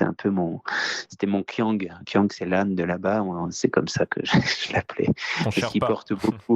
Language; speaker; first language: French; native; French